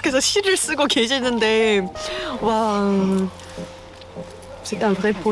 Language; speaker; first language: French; non-native, learner; Korean